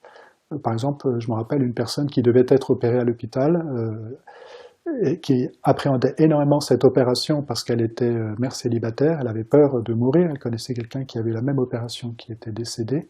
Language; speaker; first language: French; native; French